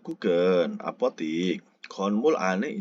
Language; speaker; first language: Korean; non-native, fluent; Indonesian